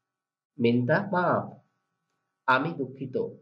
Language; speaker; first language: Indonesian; non-native, learner; Bangla